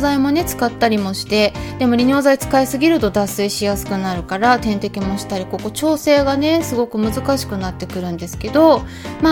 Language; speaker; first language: Japanese; native; Japanese